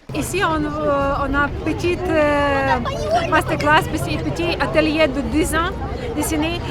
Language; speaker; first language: French; non-native, learner; Ukrainian